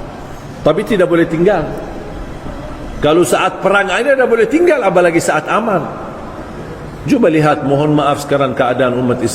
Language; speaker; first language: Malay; non-native, fluent; Arabic